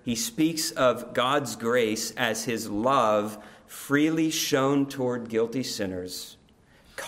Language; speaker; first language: English; native; English